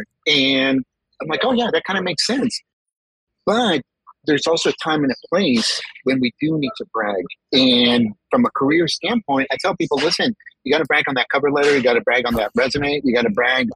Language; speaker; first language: English; early bilingual, other home language; Spanish